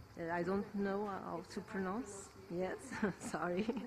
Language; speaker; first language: English; non-native, fluent; Portuguese